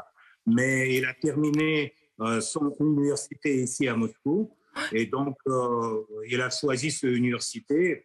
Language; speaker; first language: French; non-native, fluent; Russian